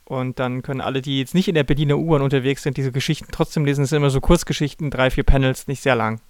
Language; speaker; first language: German; native; German